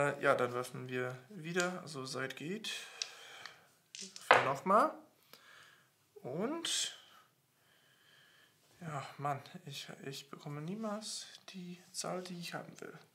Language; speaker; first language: German; non-native, fluent; English